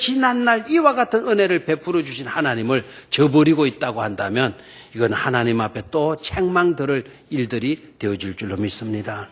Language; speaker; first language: Korean; native; Korean